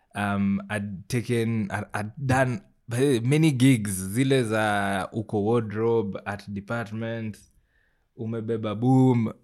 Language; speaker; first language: English; non-native, local second language; Gusii